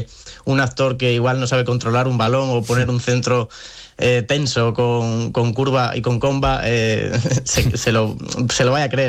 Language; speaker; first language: Spanish; native; Spanish